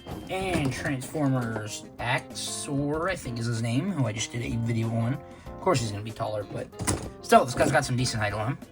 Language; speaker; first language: English; native; English